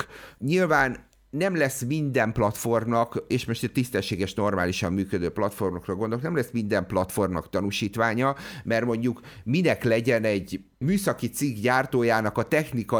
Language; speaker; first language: Hungarian; native; Hungarian